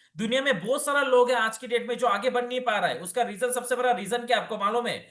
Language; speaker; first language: Hindi; non-native, local second language; Bangla